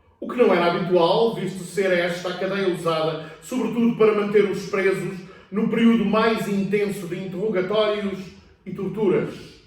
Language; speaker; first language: Portuguese; native; Portuguese